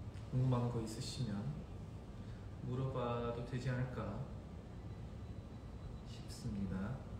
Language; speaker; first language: Korean; early bilingual, heritage; Korean